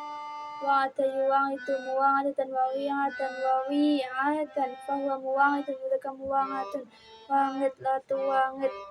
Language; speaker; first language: Arabic; non-native, learner; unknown